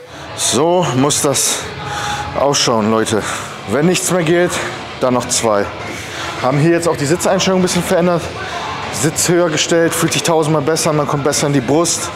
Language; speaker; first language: German; native; German